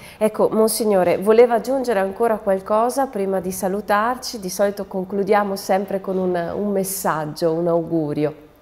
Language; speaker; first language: Italian; native; Italian